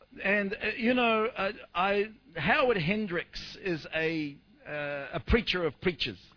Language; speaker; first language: English; native; English